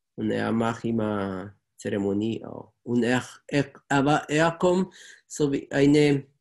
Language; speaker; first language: German; non-native, fluent; Spanish